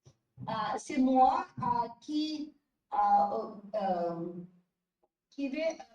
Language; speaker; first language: French; non-native, learner; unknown